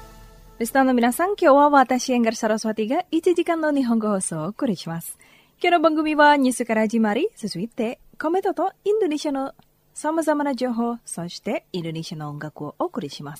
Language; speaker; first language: Japanese; non-native, fluent; Indonesian